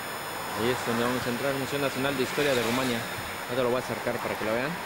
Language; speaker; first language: Spanish; native; Spanish